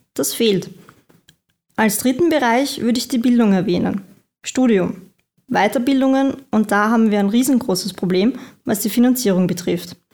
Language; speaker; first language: German; native; German